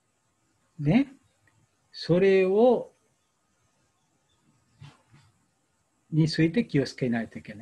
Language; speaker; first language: Japanese; non-native, learner; Bangla